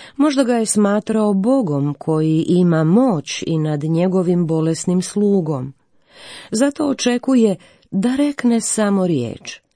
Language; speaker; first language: Croatian; native; Croatian